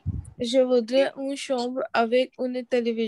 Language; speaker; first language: French; non-native, learner; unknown